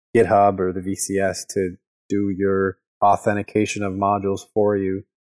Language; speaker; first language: English; native; English